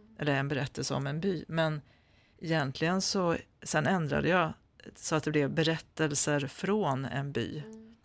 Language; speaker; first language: Swedish; native; Swedish